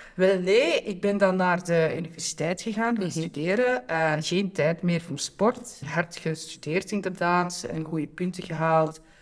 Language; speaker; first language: Dutch; native; Dutch